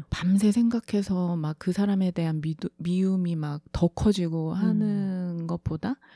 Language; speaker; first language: Korean; native; Korean